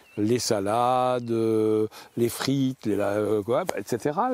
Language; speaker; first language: French; native; French